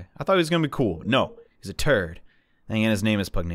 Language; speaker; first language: English; native; English